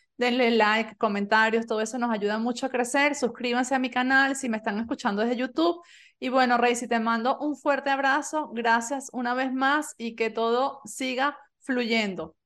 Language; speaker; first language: Spanish; native; Spanish